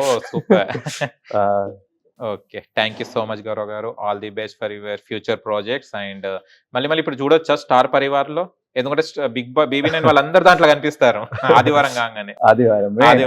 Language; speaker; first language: Telugu; native; Telugu